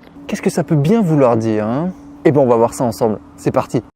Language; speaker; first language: French; native; French